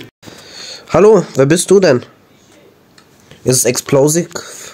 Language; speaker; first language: German; native; German